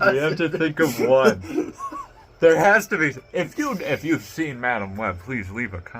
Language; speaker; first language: English; native; English